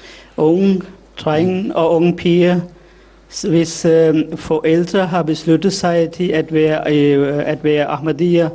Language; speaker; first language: Danish; non-native, fluent; Urdu